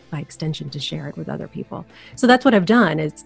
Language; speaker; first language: English; early bilingual, other home language; Filipino